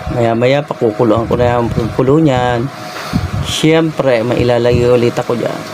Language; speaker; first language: Filipino; non-native, local second language; Bikol